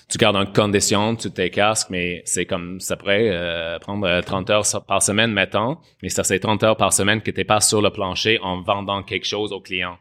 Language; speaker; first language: French; non-native, fluent; English